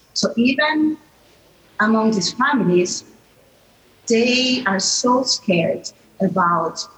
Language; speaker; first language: English; non-native, fluent; Italian